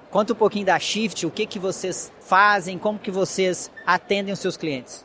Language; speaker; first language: Portuguese; native; Portuguese